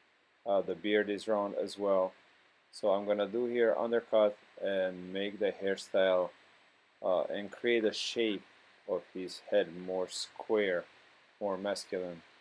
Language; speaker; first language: English; non-native, fluent; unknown